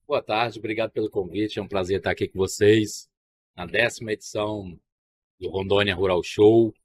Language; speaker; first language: Portuguese; native; Portuguese